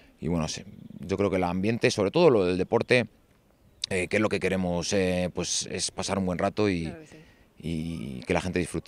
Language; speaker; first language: Spanish; native; Spanish